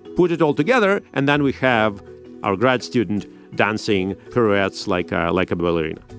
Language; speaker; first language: English; non-native, fluent; Russian